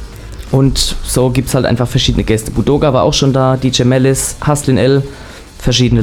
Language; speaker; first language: German; native; German